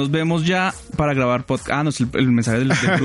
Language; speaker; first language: Spanish; native; Spanish